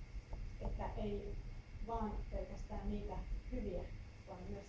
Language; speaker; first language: Finnish; native; Finnish